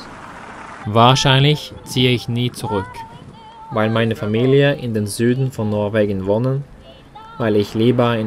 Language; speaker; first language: German; non-native, learner; Norwegian